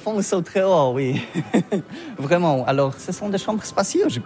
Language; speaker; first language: French; non-native, learner; Polish